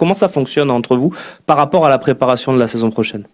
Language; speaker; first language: French; native; French